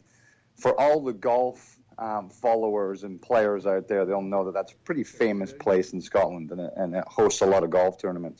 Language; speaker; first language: English; native; English